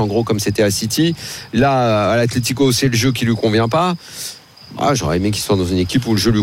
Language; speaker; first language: French; native; French